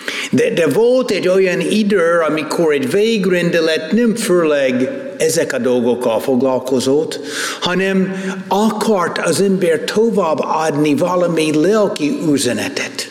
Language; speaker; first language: Hungarian; non-native, fluent; English